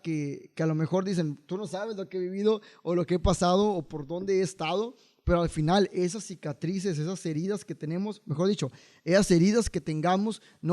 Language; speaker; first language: Spanish; native; Spanish